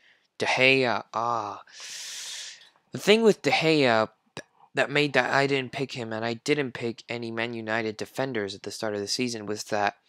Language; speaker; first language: English; non-native, fluent; French